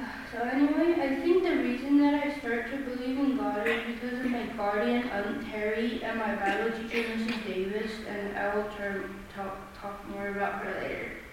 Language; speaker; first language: English; non-native, fluent; Chinese